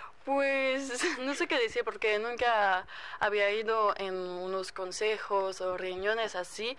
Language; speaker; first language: Spanish; non-native, fluent; French